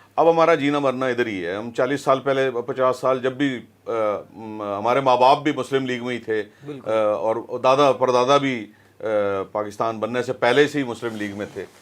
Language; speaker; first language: Urdu; native; Urdu